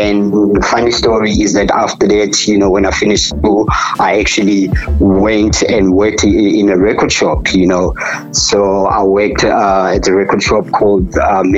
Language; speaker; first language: English; non-native, local second language; Zulu